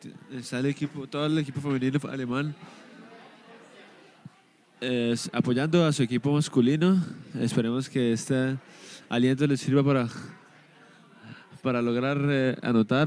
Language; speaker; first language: Spanish; native; Spanish